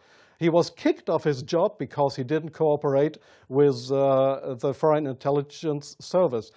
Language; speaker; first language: English; non-native, fluent; German